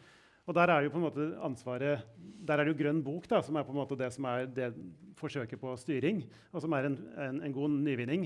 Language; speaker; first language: Norwegian; native; Norwegian